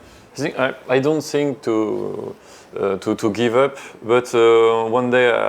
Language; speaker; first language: English; non-native, learner; French